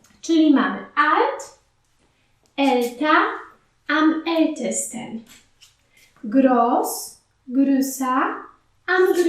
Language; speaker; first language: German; non-native, fluent; Polish